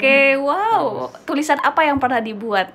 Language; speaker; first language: Indonesian; native; Indonesian